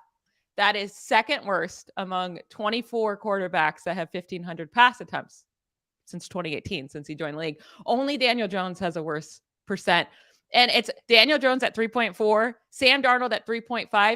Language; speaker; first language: English; native; English